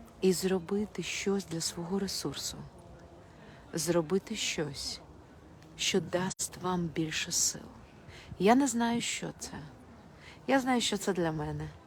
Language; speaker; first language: Ukrainian; non-native, local second language; Russian